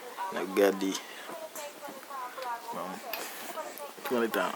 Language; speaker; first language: French; non-native, learner; Haitian Creole